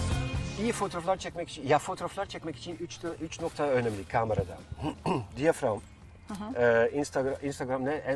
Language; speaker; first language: Turkish; non-native, fluent; Dutch